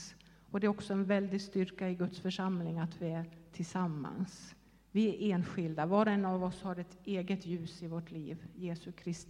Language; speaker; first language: Swedish; native; Swedish